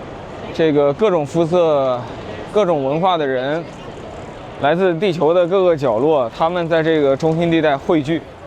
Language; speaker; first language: Chinese; native; Chinese